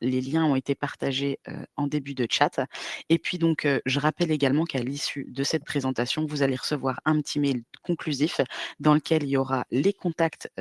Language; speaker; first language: French; native; French